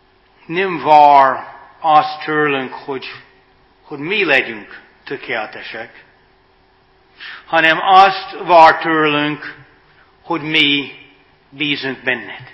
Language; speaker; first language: Hungarian; non-native, fluent; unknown